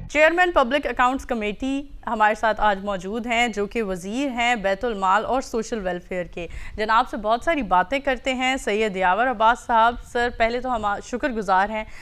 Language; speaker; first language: Urdu; native; Urdu